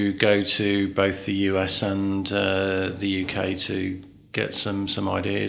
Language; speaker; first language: English; native; English